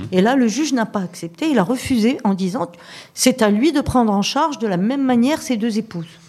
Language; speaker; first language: French; non-native, local second language; Arabic